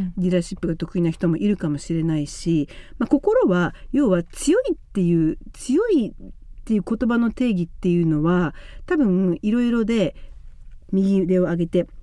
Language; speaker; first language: Japanese; native; Japanese